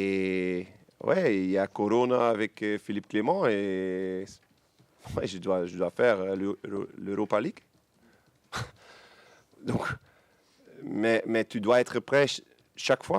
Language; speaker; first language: French; non-native, local second language; Dutch